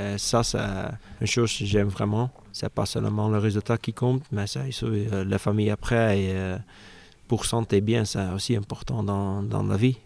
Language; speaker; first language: French; non-native, local second language; Dutch